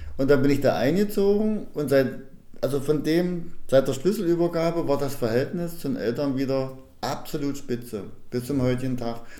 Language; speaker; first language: German; native; German